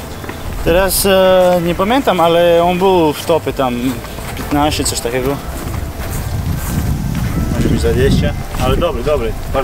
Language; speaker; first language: Polish; non-native, learner; Georgian